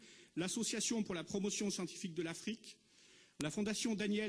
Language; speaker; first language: French; native; French